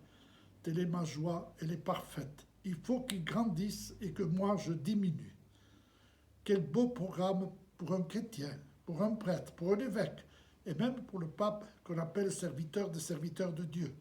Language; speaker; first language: French; native; French